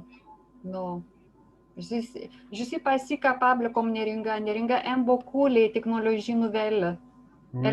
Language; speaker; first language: French; non-native, fluent; Lithuanian